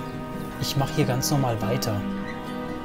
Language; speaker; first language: German; native; German